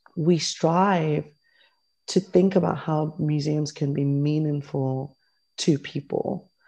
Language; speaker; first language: English; native; English